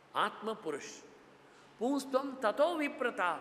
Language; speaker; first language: Hindi; non-native, local second language; Gujarati